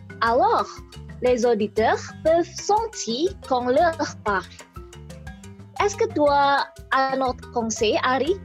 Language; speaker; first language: French; non-native, learner; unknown